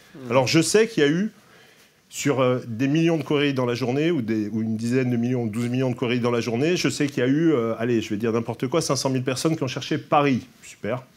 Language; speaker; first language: French; native; French